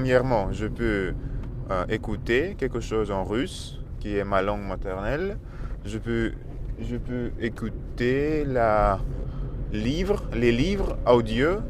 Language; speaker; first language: French; non-native, learner; Russian